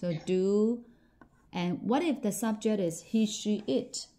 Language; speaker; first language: English; non-native, fluent; Chinese